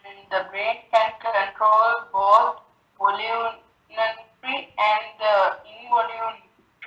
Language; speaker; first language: English; non-native, learner; Sinhala